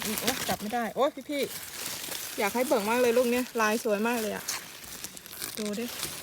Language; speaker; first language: Thai; native; Thai